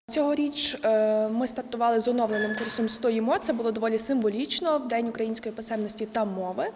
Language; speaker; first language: Ukrainian; native; Ukrainian